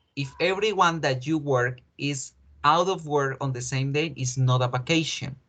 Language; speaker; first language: English; non-native, fluent; Spanish